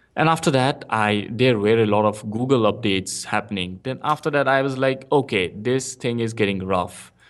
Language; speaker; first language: English; non-native, local second language; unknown